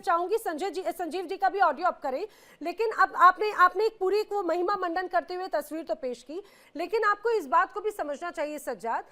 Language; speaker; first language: Hindi; native; Hindi